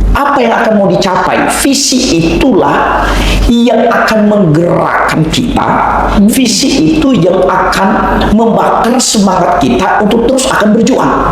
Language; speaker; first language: Indonesian; non-native, local second language; Nias